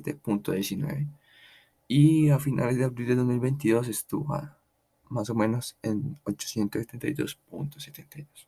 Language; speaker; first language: Spanish; native; Spanish